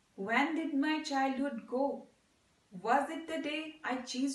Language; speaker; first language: English; non-native, local second language; Assamese